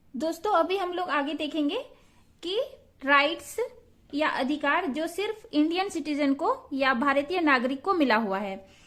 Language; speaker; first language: Hindi; non-native, local second language; Santali